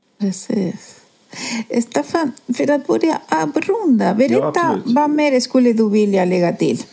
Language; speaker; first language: Swedish; non-native, fluent; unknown